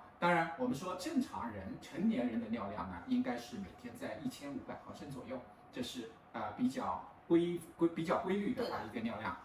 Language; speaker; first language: Chinese; native; Chinese